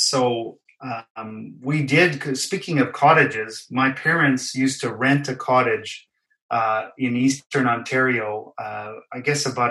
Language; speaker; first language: English; native; English